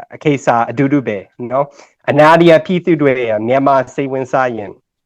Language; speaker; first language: Burmese; non-native, learner; English